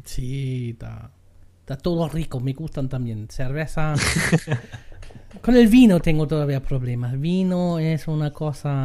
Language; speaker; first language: Spanish; non-native, learner; German